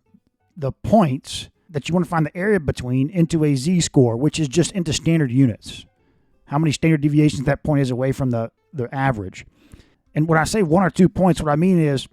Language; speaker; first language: English; native; English